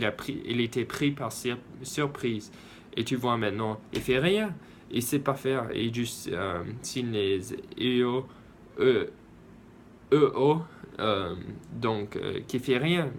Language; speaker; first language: French; non-native, learner; English